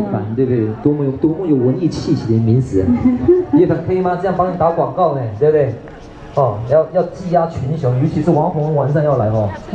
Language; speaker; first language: Chinese; native; Chinese